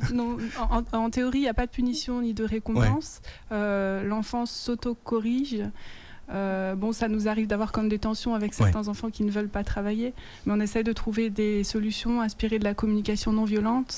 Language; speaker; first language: French; native; French